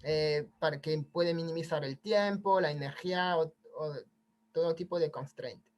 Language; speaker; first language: Spanish; non-native, fluent; French